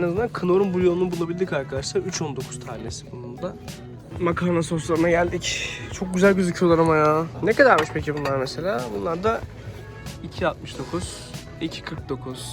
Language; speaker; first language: Turkish; native; Turkish